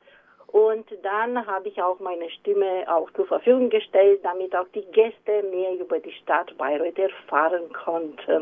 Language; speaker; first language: German; non-native, fluent; Romanian